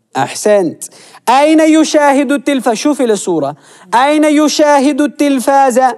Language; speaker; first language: Arabic; non-native, fluent; Kashmiri